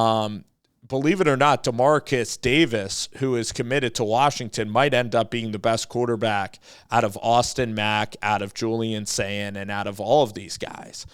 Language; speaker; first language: English; native; English